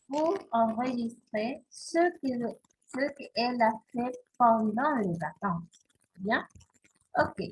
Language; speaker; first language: French; non-native, fluent; Spanish